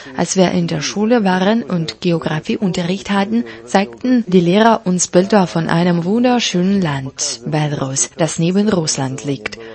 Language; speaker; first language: German; non-native, fluent; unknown